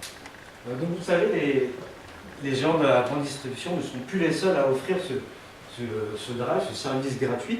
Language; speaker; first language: French; native; French